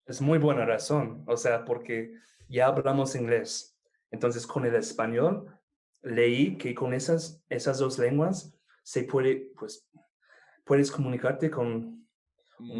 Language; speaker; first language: Spanish; non-native, fluent; English